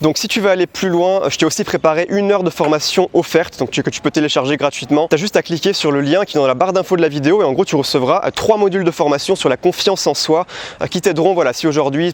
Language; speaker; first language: French; native; French